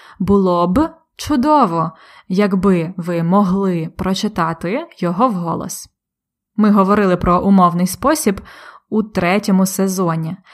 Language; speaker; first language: Ukrainian; native; Ukrainian